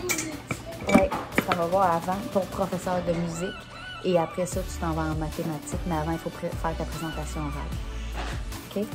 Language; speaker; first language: French; native; French